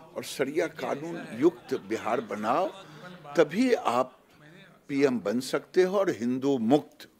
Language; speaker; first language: Hindi; native; Hindi